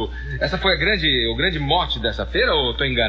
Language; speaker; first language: Portuguese; native; Portuguese